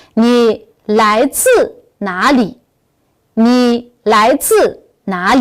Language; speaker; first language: Chinese; non-native, local second language; Uyghur